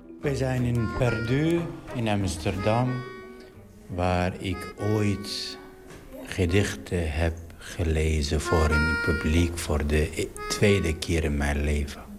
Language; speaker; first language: Dutch; non-native, fluent; Arabic